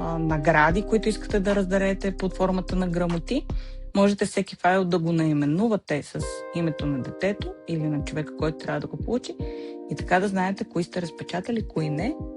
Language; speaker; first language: Bulgarian; native; Bulgarian